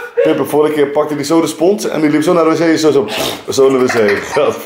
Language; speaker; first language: Dutch; native; Dutch